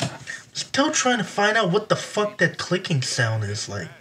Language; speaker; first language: English; native; English